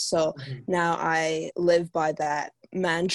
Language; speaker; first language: English; native; English